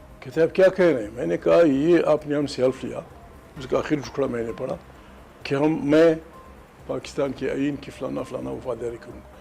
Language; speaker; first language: Urdu; non-native, local second language; Pashto